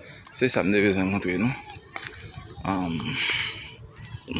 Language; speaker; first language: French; non-native, local second language; Haitian Creole